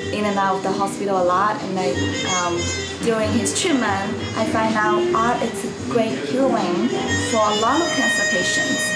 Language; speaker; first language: English; non-native, fluent; Chinese